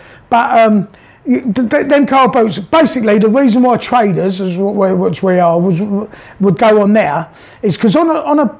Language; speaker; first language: English; native; English